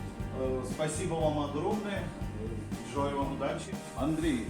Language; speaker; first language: Russian; non-native, fluent; Hindi